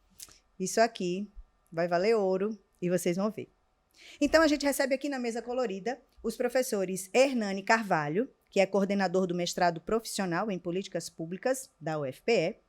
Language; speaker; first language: Portuguese; native; Portuguese